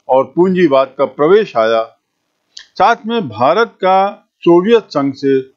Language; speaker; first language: Hindi; native; Hindi